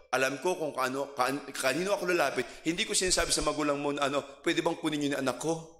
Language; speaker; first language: Filipino; non-native, local second language; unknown